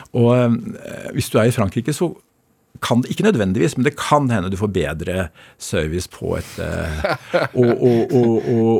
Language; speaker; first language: Norwegian; native; Norwegian